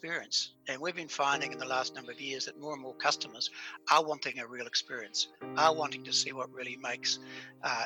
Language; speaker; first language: English; native; English